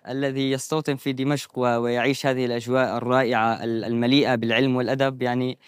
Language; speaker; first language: Arabic; native; Arabic